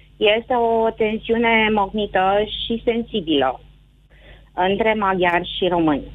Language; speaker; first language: Romanian; native; Romanian